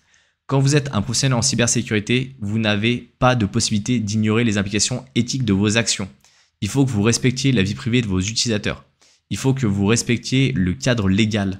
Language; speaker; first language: French; native; French